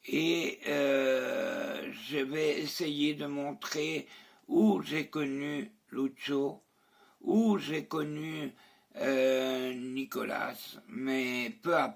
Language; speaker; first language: French; non-native, fluent; Spanish